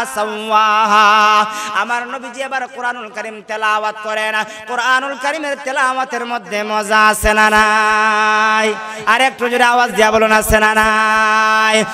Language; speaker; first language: Bangla; non-native, local second language; Sylheti